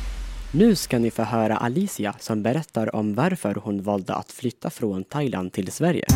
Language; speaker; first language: Swedish; non-native, fluent; Tigrinya